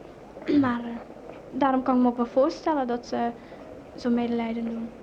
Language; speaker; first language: Dutch; native; Dutch